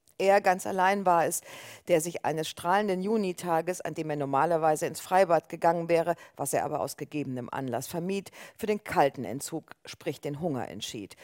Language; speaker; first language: German; native; German